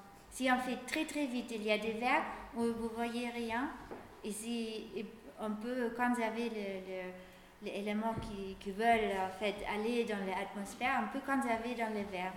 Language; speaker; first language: French; non-native, fluent; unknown